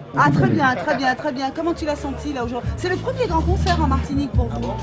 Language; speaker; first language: French; native; French